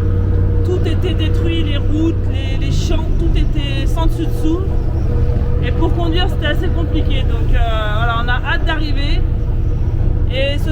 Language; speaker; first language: French; native; French